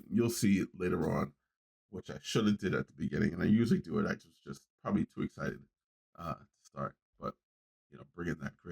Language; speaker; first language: English; native; English